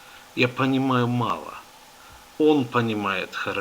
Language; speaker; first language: Russian; non-native, fluent; English